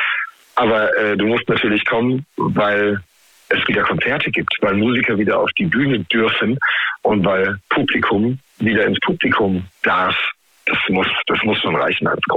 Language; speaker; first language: German; native; German